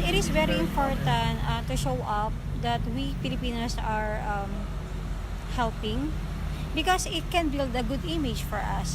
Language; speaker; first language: English; non-native, learner; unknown